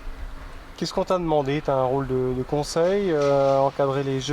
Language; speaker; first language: French; native; French